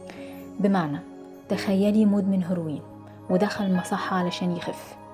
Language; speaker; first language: Arabic; native; Arabic